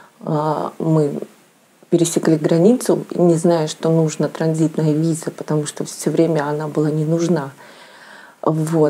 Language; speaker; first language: Russian; native; Russian